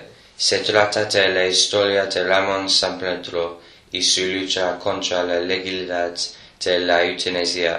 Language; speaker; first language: Spanish; non-native, learner; English